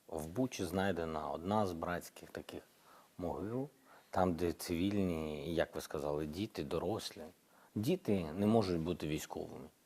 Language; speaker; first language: Ukrainian; non-native, local second language; Russian